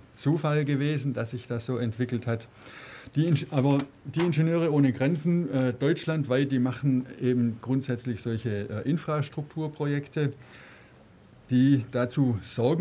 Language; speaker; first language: German; native; German